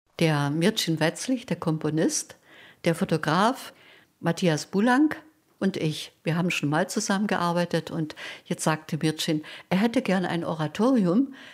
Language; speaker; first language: German; non-native, local second language; Upper Sorbian